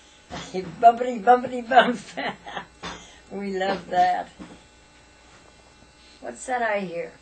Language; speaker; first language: English; native; English